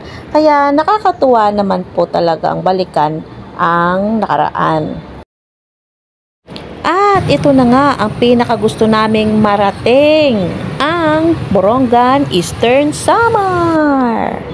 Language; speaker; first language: Filipino; non-native, local second language; Waray